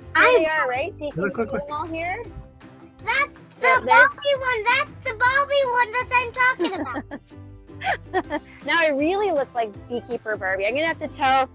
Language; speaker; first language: English; native; English